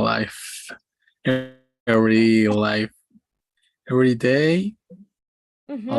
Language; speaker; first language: English; non-native, learner; Spanish